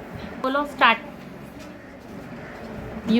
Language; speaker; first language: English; non-native, local second language; Hindi